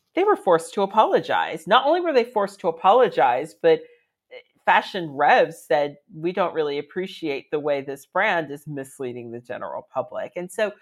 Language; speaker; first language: English; native; English